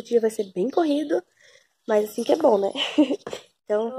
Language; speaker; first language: Portuguese; native; Portuguese